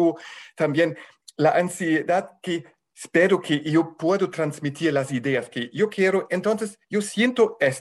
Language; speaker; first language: Spanish; non-native, fluent; German